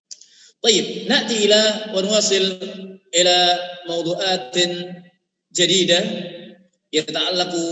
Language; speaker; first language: Arabic; non-native, fluent; Indonesian